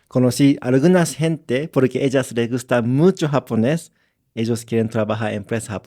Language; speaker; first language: Spanish; non-native, learner; Japanese